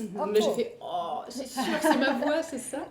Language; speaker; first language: French; native; French